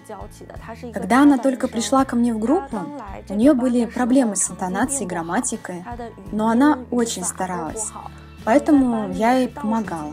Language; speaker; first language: Russian; non-native, fluent; Chinese